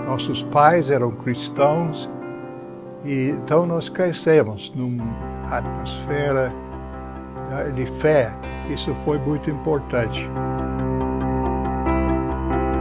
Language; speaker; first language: Portuguese; non-native, fluent; English